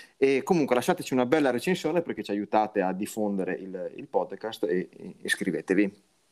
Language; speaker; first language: Italian; native; Italian